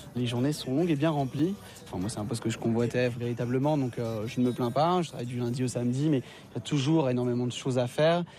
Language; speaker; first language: French; native; French